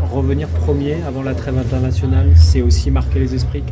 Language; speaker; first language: French; native; French